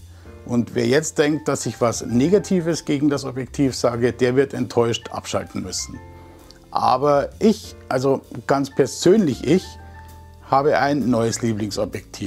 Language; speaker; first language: German; native; German